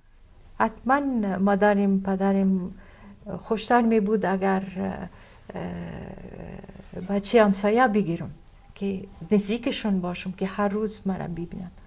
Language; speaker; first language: Persian; non-native, fluent; Arabic